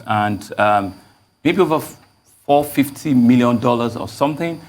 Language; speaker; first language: English; non-native, local second language; Yoruba